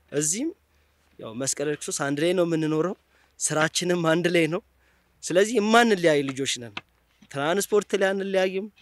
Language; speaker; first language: Amharic; native; Amharic